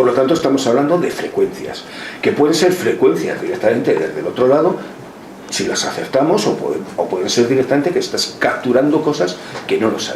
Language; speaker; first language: Spanish; native; Spanish